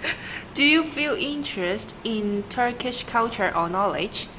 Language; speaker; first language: English; non-native, learner; Cantonese